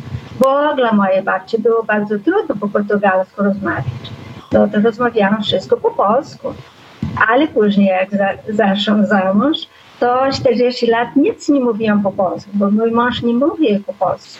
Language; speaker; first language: Polish; early bilingual, heritage; Portuguese